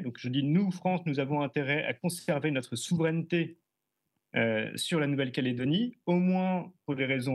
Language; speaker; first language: French; native; French